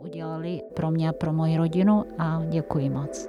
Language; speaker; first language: Czech; non-native, fluent; Tatar